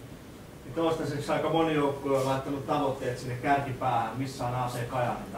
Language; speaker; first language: Finnish; native; Finnish